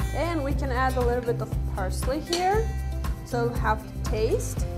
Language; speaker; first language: English; non-native, fluent; Romanian